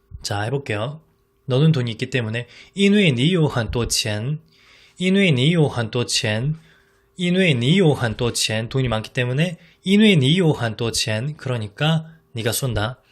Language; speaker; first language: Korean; native; Korean